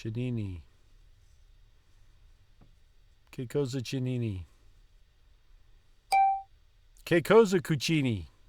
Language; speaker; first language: Italian; non-native, learner; English